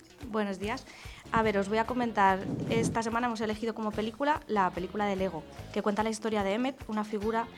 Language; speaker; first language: Spanish; native; Spanish